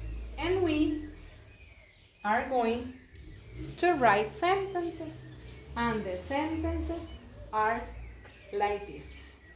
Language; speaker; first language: English; non-native, fluent; Spanish